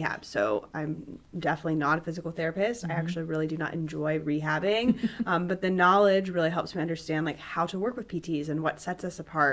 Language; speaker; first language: English; native; English